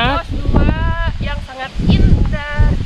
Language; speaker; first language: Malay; non-native, local second language; Sundanese